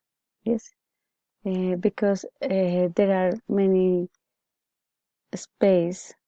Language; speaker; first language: English; non-native, learner; Spanish